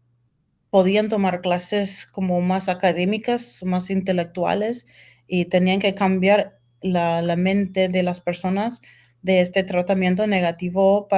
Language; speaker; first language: Spanish; non-native, fluent; English